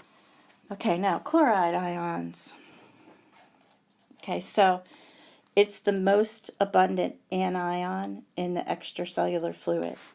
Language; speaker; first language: English; native; English